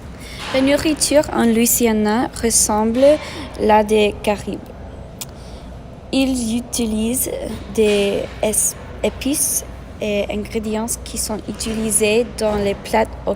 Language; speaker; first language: French; non-native, learner; English